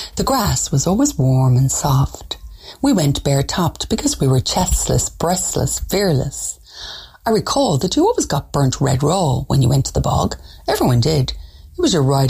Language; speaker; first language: English; native; English